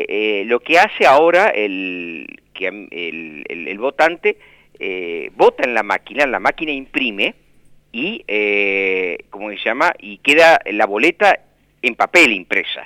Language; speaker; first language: Spanish; native; Spanish